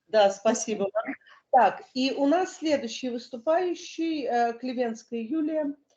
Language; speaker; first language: Russian; native; Russian